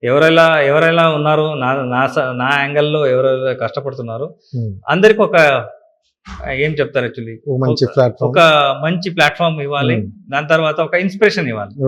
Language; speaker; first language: Telugu; non-native, learner; Kannada